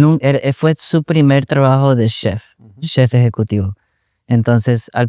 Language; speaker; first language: Spanish; early bilingual, other home language; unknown